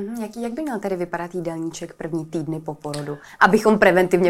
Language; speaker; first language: Czech; native; Czech